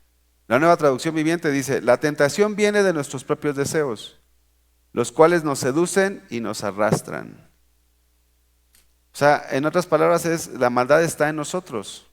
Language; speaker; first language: Spanish; native; Spanish